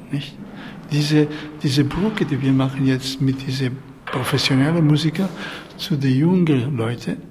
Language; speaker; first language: German; non-native, fluent; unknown